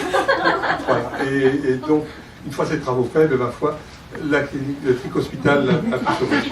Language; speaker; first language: French; native; French